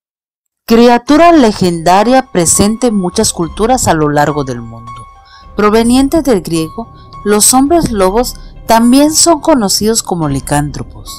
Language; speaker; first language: Spanish; native; Spanish